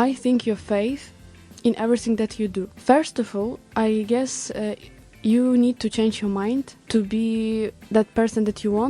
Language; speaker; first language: English; non-native, learner; Ukrainian